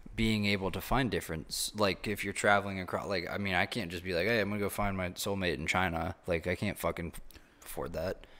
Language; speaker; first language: English; native; English